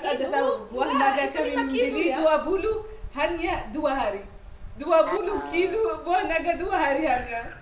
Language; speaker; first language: Indonesian; non-native, learner; Arabic